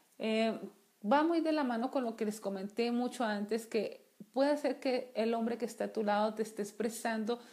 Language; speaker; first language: Spanish; native; Spanish